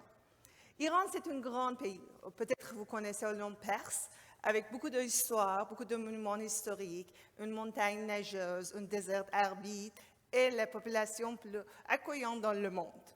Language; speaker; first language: French; non-native, learner; Persian